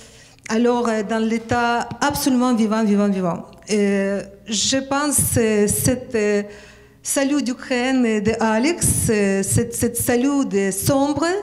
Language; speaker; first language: French; non-native, learner; Ukrainian